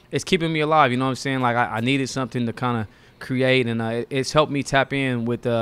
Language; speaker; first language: English; native; English